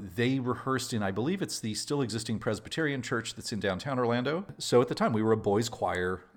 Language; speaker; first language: English; native; English